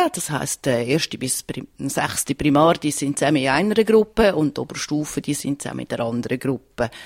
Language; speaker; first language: German; native; German